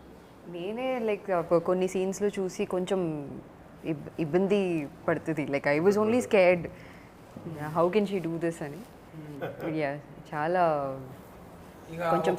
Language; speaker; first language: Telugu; non-native, learner; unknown